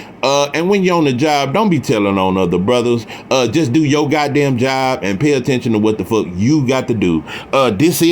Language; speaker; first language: English; native; English